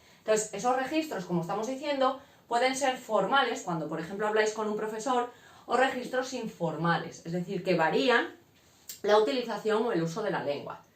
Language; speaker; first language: Spanish; native; Spanish